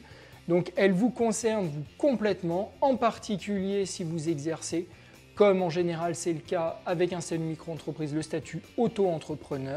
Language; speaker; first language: French; native; French